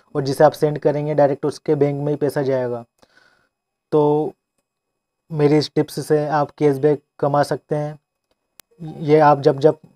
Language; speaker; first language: Hindi; non-native, local second language; Gujarati